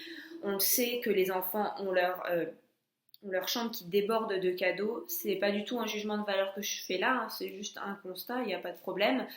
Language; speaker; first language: French; native; French